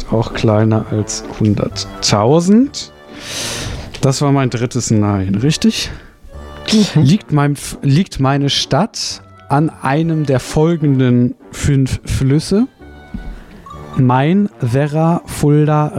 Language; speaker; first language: German; native; German